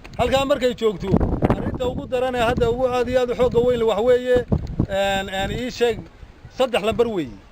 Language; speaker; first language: Somali; native; Somali